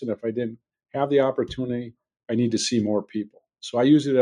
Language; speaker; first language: English; native; English